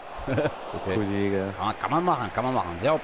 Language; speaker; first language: German; native; German